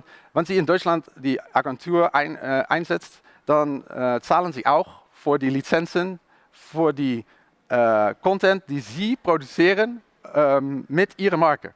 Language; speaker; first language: German; non-native, learner; Dutch